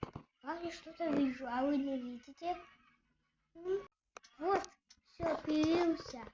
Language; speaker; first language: Russian; non-native, local second language; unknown